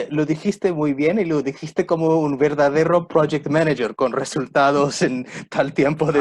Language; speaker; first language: Spanish; non-native, fluent; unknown